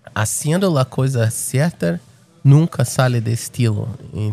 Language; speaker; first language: Spanish; non-native, fluent; Portuguese